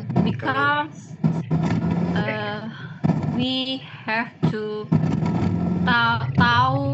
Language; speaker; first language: English; non-native, learner; Indonesian